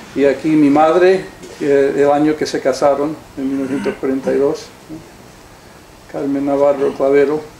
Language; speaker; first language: Spanish; early bilingual, heritage; Spanish